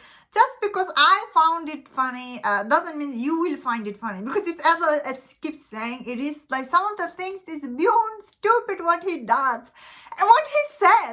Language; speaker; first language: English; non-native, fluent; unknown